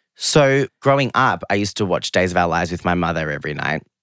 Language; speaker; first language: English; early bilingual, other home language; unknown